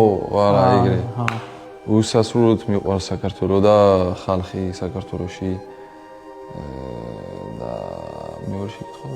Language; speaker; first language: Georgian; early bilingual, heritage; Georgian